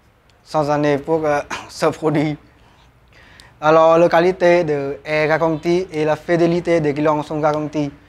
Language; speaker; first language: French; non-native, learner; Vietnamese